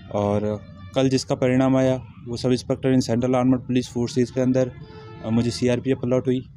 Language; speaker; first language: Hindi; native; Hindi